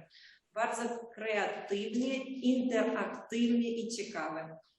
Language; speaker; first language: Polish; non-native, learner; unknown